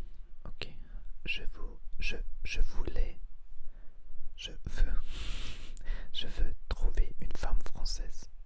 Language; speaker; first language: French; non-native, learner; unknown